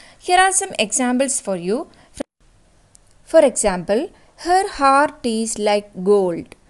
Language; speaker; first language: English; non-native, local second language; Malayalam